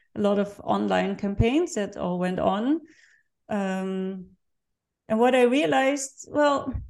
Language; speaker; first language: English; non-native, fluent; Dutch